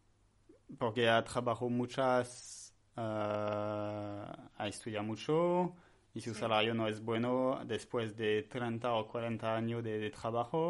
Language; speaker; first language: Spanish; non-native, learner; French